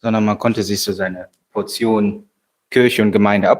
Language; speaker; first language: German; native; German